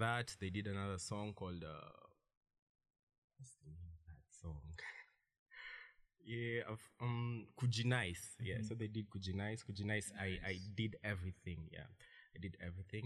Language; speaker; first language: English; non-native, local second language; Swahili